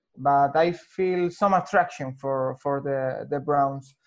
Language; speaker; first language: English; non-native, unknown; Spanish